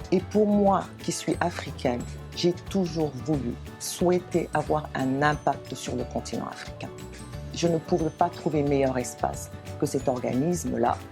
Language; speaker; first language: French; non-native, local second language; Wolof